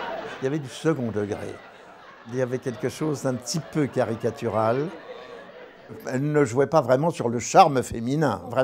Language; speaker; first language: French; native; French